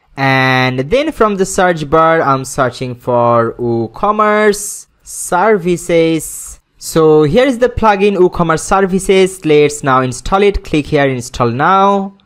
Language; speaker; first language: English; non-native, local second language; Bangla